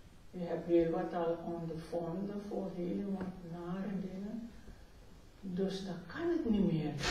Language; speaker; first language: Dutch; non-native, local second language; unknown